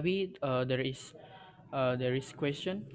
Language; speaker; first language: English; non-native, learner; Indonesian